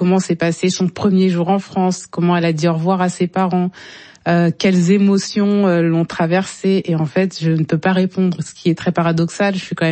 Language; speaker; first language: French; native; French